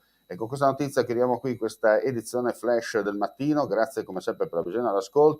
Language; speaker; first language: Italian; native; Italian